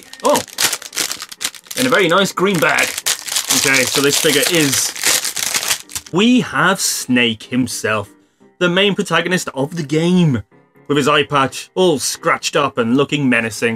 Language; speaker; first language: English; native; English